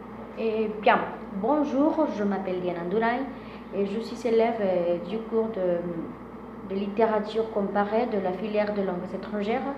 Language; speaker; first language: French; non-native, fluent; Spanish